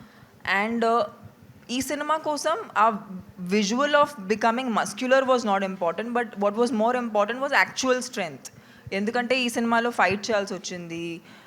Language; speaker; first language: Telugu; non-native, local second language; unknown